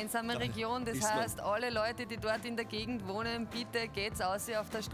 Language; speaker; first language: German; native; German